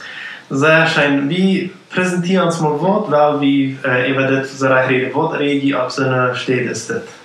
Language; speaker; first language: German; non-native, local second language; Plautdietsch